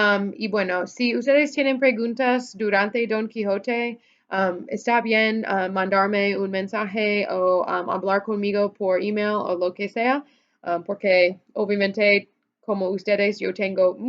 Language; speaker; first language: Spanish; non-native, fluent; English